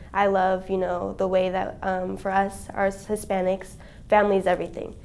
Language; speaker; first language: English; early bilingual, other home language; Spanish